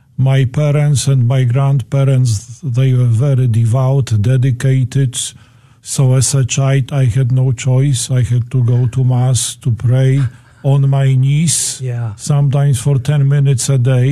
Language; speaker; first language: English; non-native, fluent; Polish